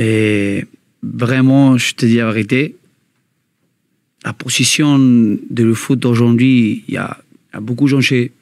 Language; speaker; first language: French; non-native, learner; Spanish